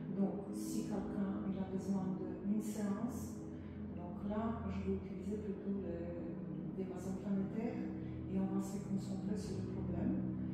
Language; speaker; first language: French; non-native, fluent; Polish